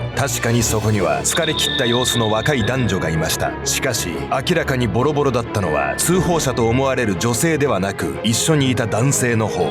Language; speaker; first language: Japanese; native; Japanese